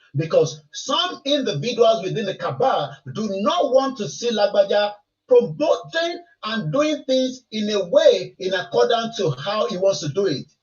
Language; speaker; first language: English; non-native, local second language; Yoruba